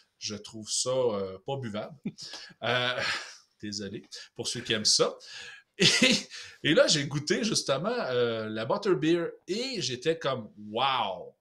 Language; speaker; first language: French; native; French